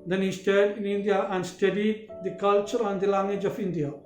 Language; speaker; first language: English; non-native, local second language; Malayalam